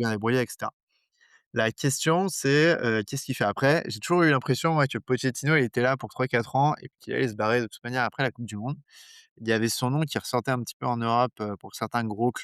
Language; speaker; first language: French; native; French